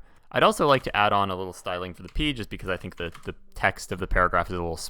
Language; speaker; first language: English; native; English